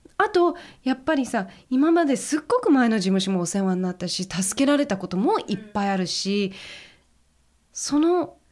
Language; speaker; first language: Japanese; early bilingual, heritage; Japanese